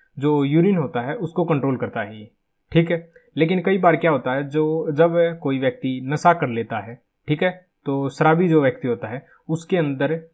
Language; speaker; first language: Hindi; native; Hindi